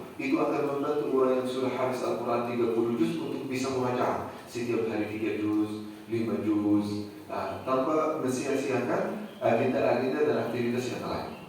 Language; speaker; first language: Indonesian; non-native, fluent; Arabic